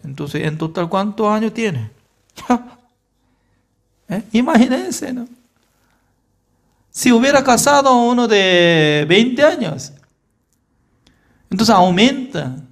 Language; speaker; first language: Spanish; non-native, fluent; Korean